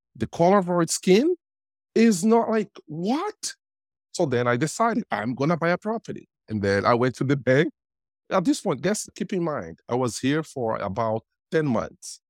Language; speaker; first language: English; non-native, fluent; Portuguese